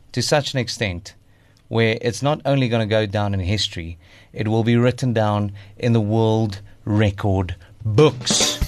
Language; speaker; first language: English; non-native, local second language; Afrikaans